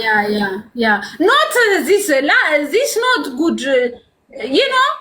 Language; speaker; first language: English; non-native, learner; Amharic